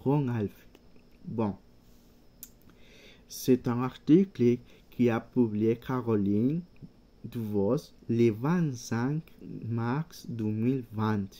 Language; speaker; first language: French; non-native, learner; Spanish